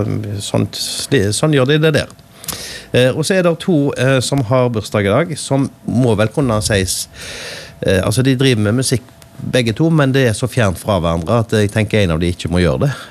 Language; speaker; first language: Norwegian; native; Norwegian